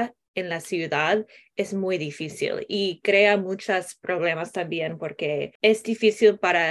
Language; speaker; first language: Spanish; non-native, learner; English